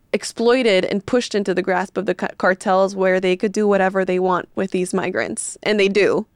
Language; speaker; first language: English; early bilingual, other home language; Spanish